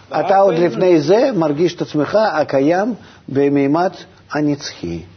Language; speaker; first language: Hebrew; non-native, fluent; Russian